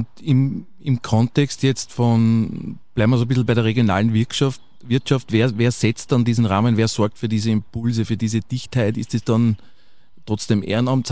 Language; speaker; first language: German; native; German